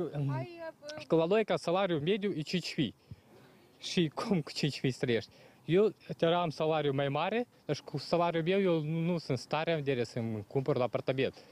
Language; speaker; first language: Romanian; non-native, local second language; Russian